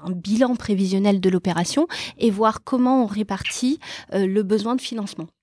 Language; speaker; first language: French; early bilingual, other home language; Portuguese